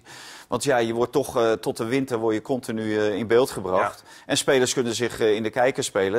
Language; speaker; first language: Dutch; native; Dutch